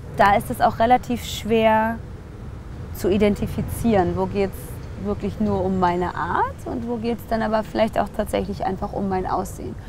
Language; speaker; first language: German; early bilingual, other home language; Tigrinya